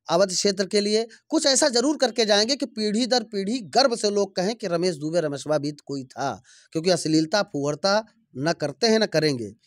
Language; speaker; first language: Hindi; native; Hindi